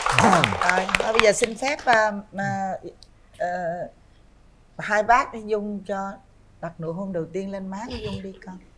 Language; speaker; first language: Vietnamese; native; Vietnamese